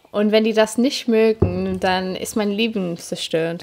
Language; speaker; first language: German; non-native, fluent; English